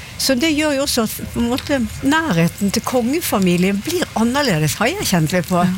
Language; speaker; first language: Norwegian; native; Norwegian